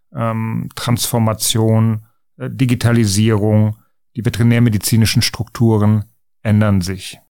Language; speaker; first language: German; non-native, fluent; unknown